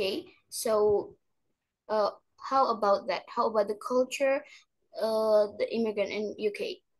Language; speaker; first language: English; non-native, learner; Indonesian